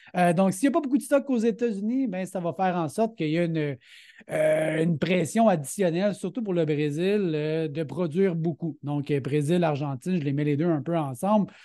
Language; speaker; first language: French; native; French